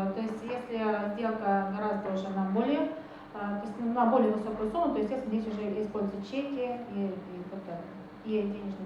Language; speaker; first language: Russian; native; Russian